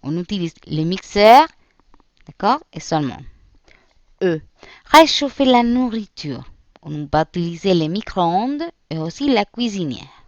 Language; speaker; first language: French; non-native, fluent; Spanish